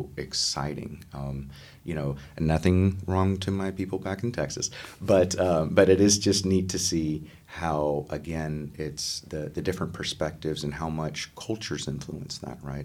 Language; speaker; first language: English; native; English